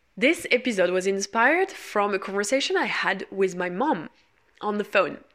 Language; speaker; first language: English; non-native, fluent; French